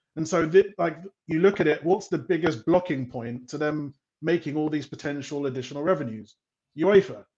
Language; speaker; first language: English; native; English